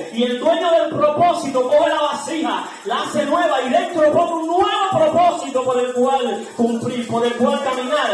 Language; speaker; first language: Spanish; native; Spanish